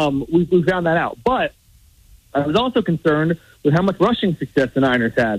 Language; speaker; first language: English; native; English